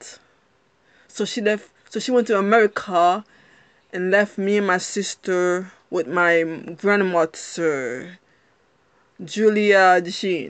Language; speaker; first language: English; early bilingual, other home language; Haitian Creole